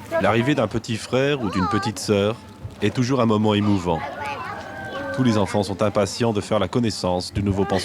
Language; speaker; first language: French; native; French